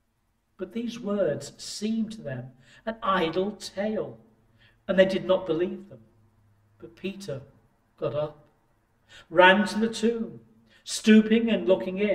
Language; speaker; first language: English; native; English